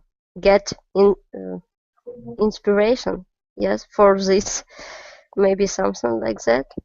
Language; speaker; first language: English; non-native, learner; Russian